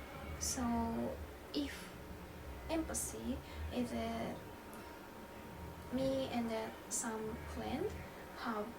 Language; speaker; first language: English; non-native, learner; Japanese